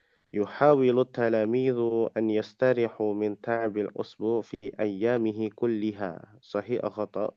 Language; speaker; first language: Arabic; non-native, fluent; Indonesian